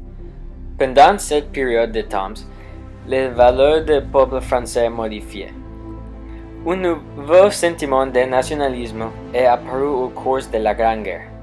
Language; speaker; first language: French; non-native, learner; English